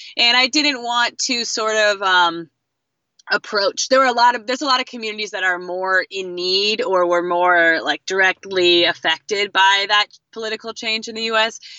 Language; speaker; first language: English; native; English